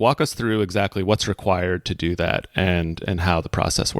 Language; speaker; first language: English; native; English